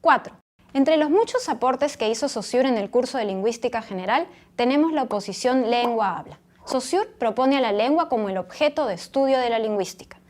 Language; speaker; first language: Spanish; native; Spanish